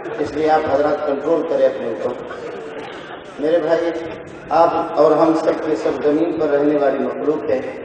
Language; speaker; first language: Urdu; non-native, local second language; Brahui